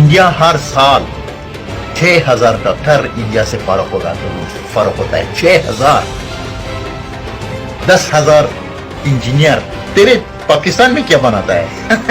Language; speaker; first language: Hindi; non-native, fluent; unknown